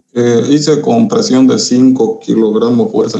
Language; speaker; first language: Spanish; native; Spanish